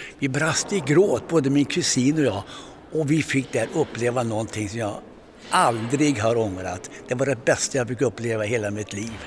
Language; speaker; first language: Swedish; native; Swedish